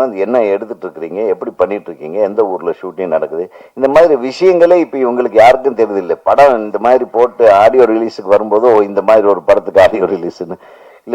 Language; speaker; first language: Tamil; native; Tamil